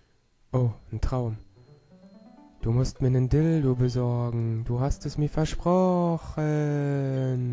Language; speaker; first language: German; native; German